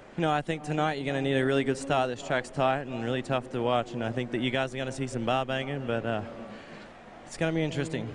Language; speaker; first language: English; native; English